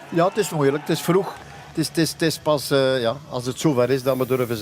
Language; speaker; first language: Dutch; native; Dutch